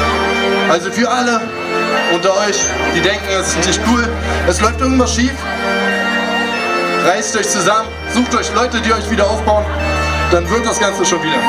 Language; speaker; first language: German; native; German